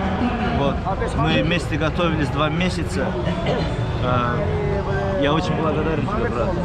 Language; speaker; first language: Russian; non-native, local second language; Azerbaijani